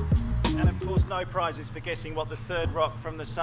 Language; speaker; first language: English; native; English